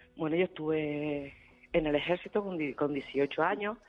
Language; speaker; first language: Spanish; native; Spanish